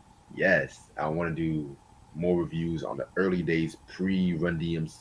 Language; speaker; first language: English; native; English